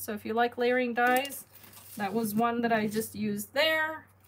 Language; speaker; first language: English; native; English